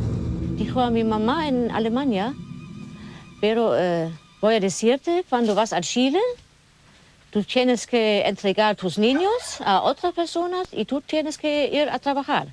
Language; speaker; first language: Spanish; early bilingual, other home language; German